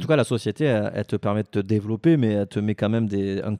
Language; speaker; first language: French; native; French